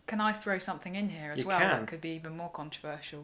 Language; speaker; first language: English; native; English